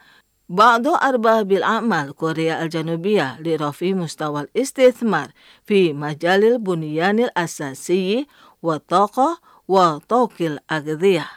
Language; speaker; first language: Arabic; non-native, fluent; Indonesian